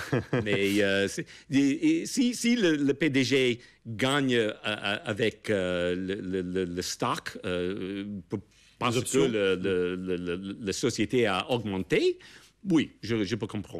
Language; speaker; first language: French; non-native, fluent; English